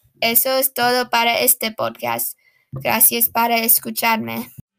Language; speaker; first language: Spanish; non-native, learner; English